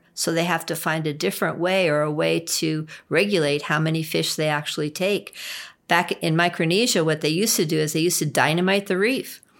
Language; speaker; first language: English; native; English